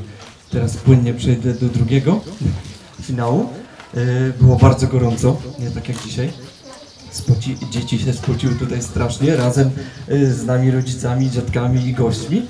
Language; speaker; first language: Polish; native; Polish